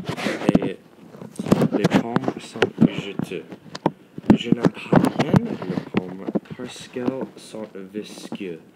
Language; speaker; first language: French; non-native, learner; English